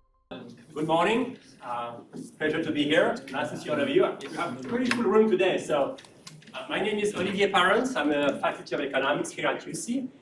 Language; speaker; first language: English; non-native, fluent; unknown